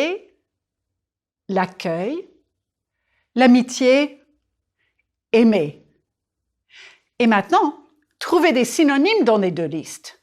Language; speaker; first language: French; non-native, fluent; English